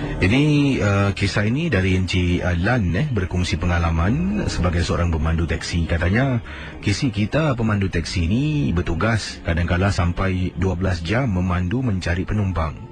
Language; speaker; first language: Malay; native; Malay